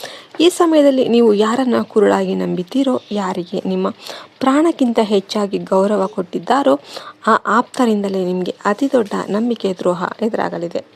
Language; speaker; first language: Kannada; native; Kannada